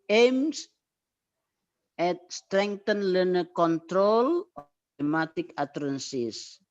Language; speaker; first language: English; non-native, fluent; Indonesian